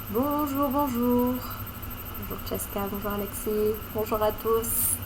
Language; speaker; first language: French; non-native, fluent; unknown